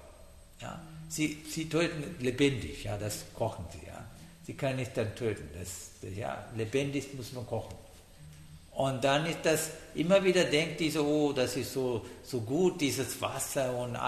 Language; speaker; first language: German; non-native, learner; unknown